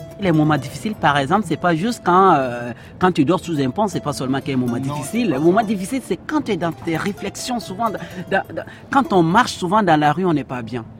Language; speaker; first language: French; non-native, local second language; Bambara